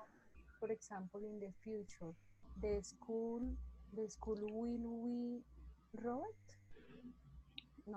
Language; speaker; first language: English; non-native, learner; Spanish